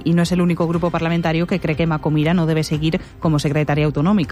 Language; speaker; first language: Spanish; native; Spanish